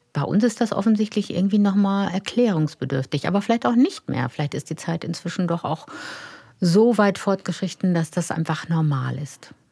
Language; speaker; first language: German; native; German